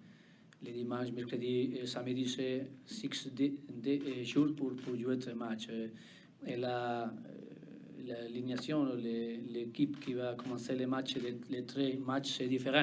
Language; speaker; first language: French; non-native, learner; Spanish